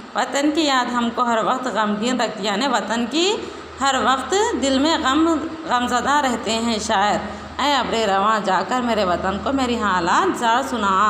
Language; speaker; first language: Urdu; native; Urdu